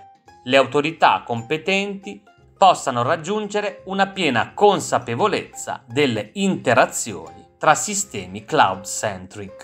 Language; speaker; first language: Italian; native; Italian